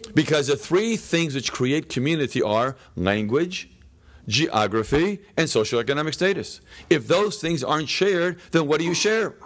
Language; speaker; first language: English; native; English